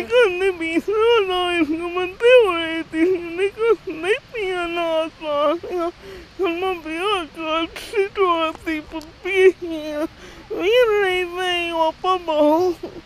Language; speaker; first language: Latvian; non-native, local second language; Russian